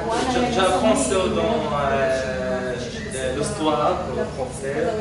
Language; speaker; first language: French; non-native, learner; Arabic